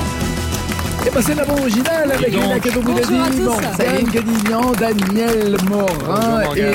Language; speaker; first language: French; native; French